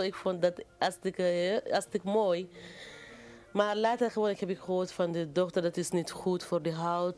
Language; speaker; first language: Dutch; non-native, fluent; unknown